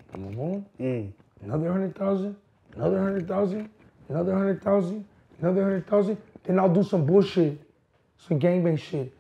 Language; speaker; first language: English; native; English